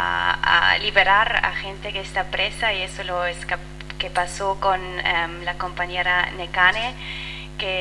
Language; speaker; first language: Spanish; non-native, fluent; French